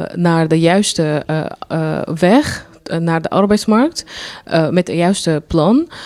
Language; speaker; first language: Dutch; non-native, fluent; Arabic